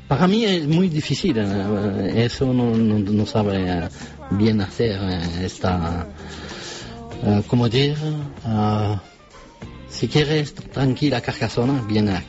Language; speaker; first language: Spanish; non-native, learner; French